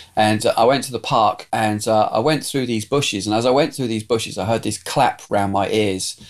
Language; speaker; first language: English; native; English